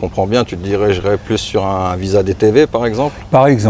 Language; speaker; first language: French; native; French